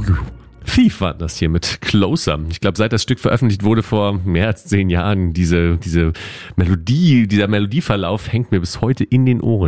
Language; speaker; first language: German; native; German